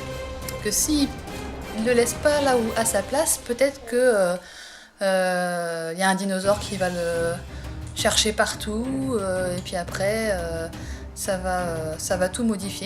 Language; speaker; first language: French; native; French